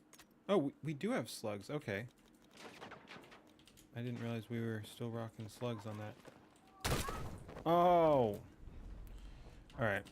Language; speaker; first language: English; native; English